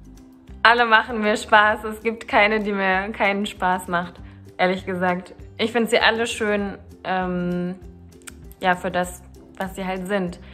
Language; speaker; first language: German; early bilingual, other home language; Turkish